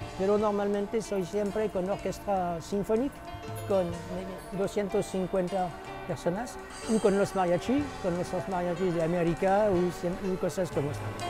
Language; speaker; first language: Spanish; non-native, fluent; French